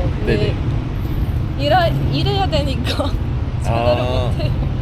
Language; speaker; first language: Korean; non-native, learner; Persian